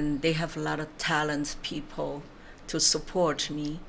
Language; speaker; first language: English; non-native, learner; Chinese